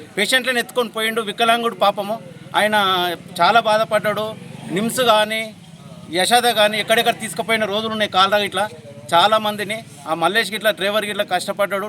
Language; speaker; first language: Telugu; native; Telugu